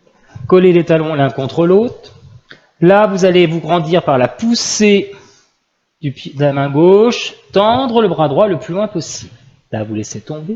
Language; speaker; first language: French; native; French